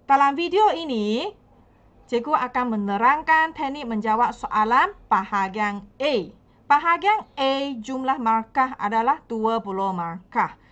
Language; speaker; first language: Malay; non-native, local second language; Chinese